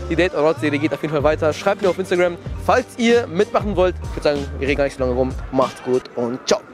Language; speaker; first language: German; early bilingual, other home language; Turkish